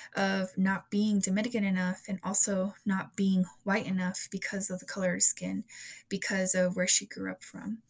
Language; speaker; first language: English; native; English